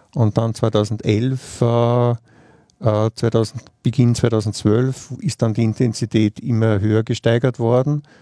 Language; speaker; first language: German; native; German